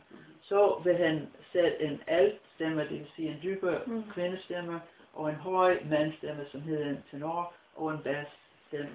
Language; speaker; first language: Danish; non-native, fluent; English